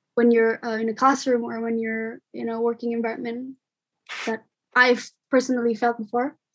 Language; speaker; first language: English; non-native, fluent; Indonesian